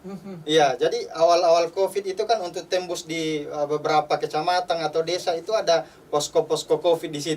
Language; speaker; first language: Indonesian; native; Indonesian